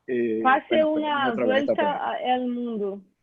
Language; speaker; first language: Spanish; non-native, fluent; Portuguese